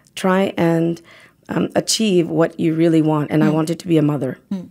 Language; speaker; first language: English; native; English